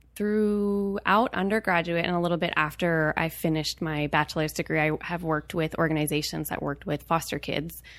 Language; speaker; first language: English; native; English